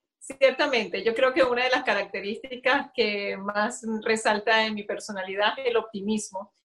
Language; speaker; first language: Spanish; native; Spanish